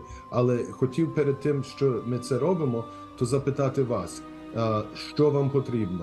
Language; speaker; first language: Ukrainian; early bilingual, heritage; Ukrainian